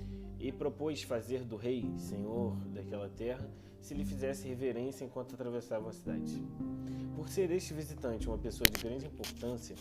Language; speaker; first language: Portuguese; native; Portuguese